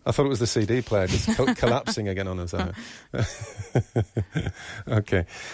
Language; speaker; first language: English; native; English